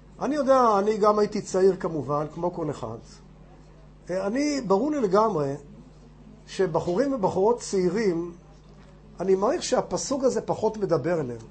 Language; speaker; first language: Hebrew; non-native, fluent; English